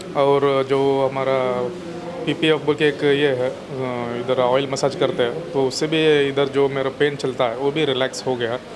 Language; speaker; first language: Hindi; non-native, local second language; Kannada